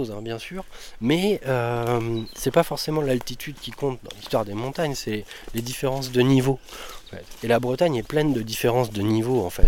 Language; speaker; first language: French; native; French